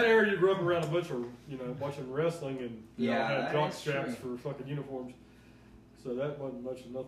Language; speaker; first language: English; native; English